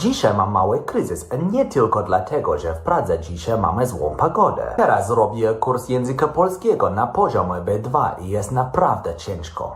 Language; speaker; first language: Polish; non-native, learner; English